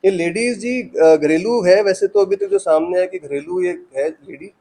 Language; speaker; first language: Hindi; non-native, local second language; Punjabi